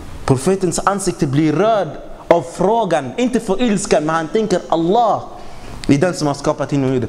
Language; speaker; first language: Swedish; non-native, fluent; Arabic